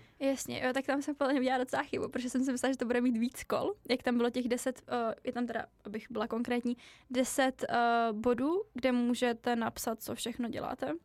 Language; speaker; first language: Czech; native; Czech